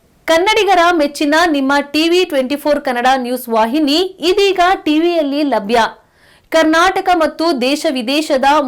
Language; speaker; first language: Kannada; native; Kannada